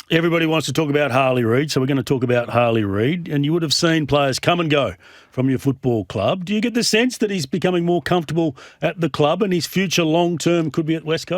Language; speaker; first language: English; native; English